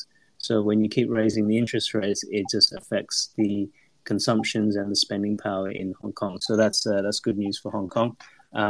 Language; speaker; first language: English; native; English